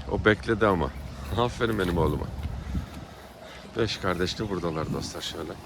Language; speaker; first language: Turkish; native; Turkish